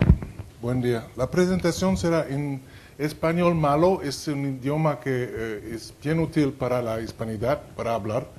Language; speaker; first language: Spanish; non-native, fluent; French